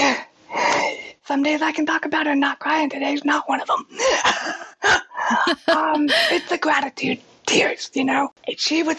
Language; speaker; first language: English; native; English